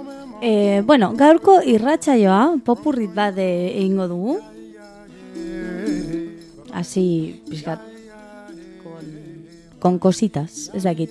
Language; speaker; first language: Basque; non-native, local second language; Spanish